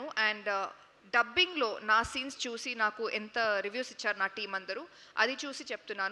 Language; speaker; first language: Telugu; non-native, learner; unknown